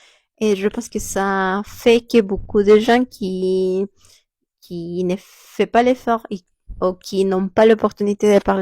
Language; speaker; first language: French; non-native, fluent; Spanish